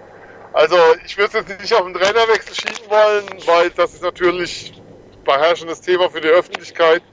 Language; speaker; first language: German; native; German